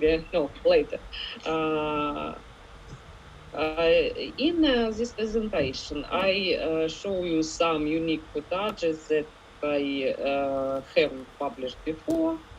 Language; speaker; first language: English; non-native, learner; Ukrainian